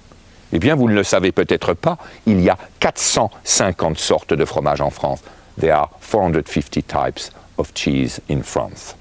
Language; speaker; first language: French; native; French